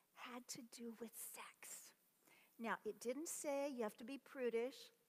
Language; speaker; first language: English; native; English